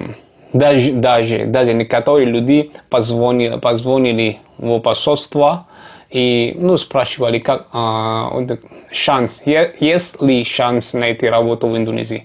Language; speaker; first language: Russian; non-native, learner; Javanese